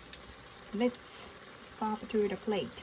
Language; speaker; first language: English; non-native, learner; Japanese